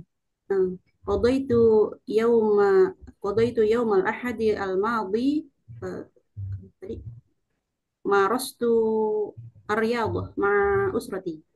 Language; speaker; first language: Arabic; non-native, learner; Indonesian